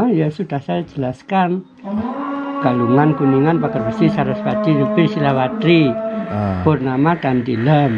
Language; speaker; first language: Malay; non-native, local second language; Javanese